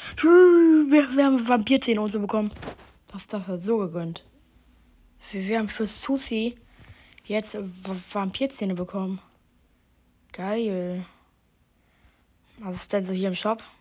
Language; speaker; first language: German; native; German